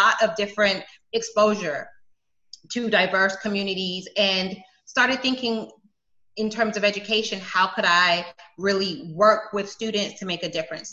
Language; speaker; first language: English; native; English